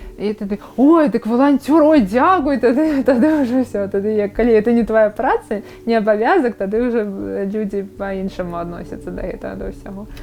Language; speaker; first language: Belarusian; native; Belarusian